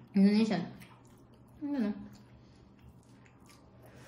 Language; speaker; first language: English; non-native, fluent; Indonesian